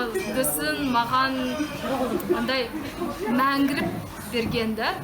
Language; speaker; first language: Kazakh; non-native, learner; Yakut